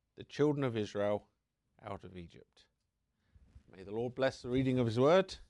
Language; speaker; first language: English; native; English